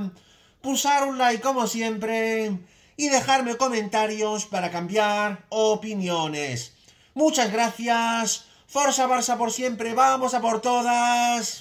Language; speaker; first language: Spanish; native; Spanish